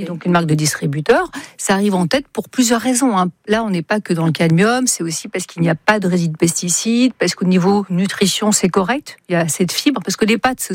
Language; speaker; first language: French; native; French